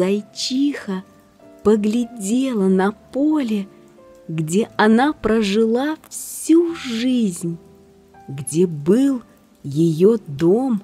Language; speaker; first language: Russian; native; Russian